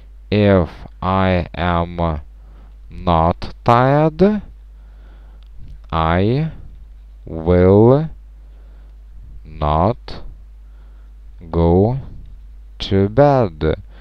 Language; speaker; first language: English; non-native, fluent; Lithuanian